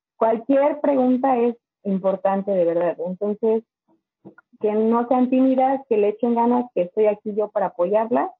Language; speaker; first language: Spanish; native; Spanish